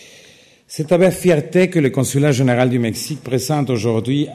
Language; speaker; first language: French; non-native, fluent; Spanish